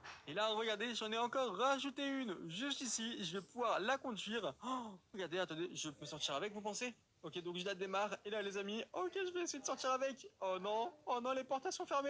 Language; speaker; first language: French; native; French